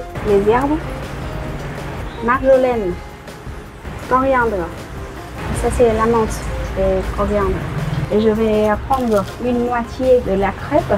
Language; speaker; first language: French; non-native, fluent; Vietnamese